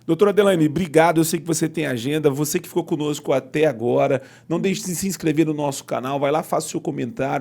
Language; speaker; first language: Portuguese; native; Portuguese